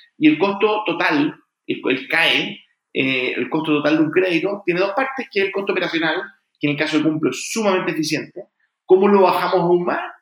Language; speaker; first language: Spanish; native; Spanish